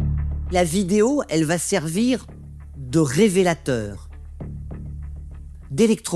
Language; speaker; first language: French; native; French